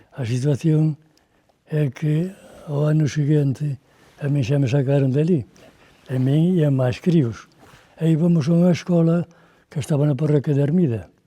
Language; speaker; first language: Galician; native; Galician